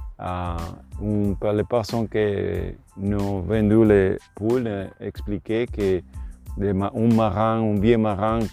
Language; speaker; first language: French; non-native, learner; Spanish